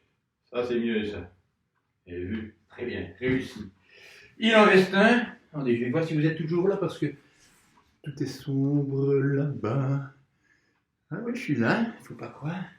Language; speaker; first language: French; native; French